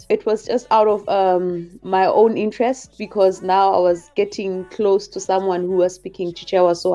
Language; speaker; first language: English; non-native, local second language; Southern Sotho